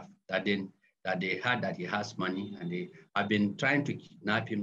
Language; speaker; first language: English; non-native, local second language; Hausa